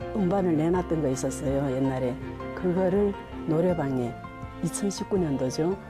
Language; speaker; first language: Korean; early bilingual, heritage; Korean